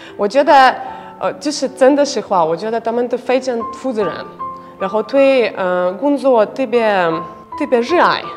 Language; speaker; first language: Chinese; non-native, fluent; Russian